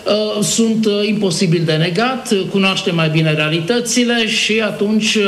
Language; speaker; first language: Romanian; native; Romanian